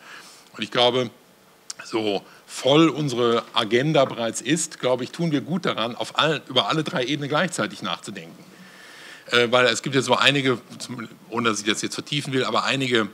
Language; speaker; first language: German; native; German